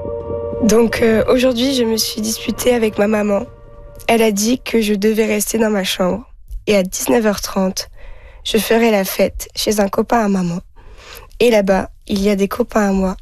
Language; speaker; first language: French; native; French